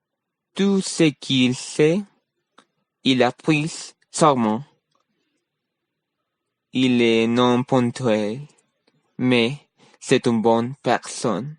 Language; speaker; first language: French; non-native, learner; Spanish